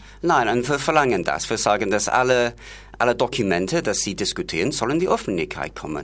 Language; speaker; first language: German; non-native, fluent; English